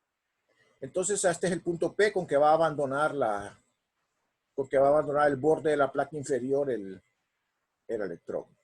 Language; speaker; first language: Spanish; native; Spanish